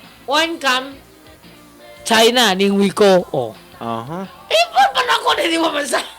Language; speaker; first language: Filipino; non-native, learner; Chinese